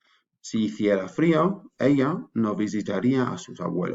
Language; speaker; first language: Spanish; non-native, fluent; English